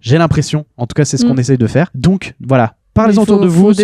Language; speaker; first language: French; native; French